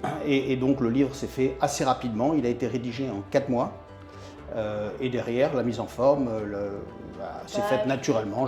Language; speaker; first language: French; native; French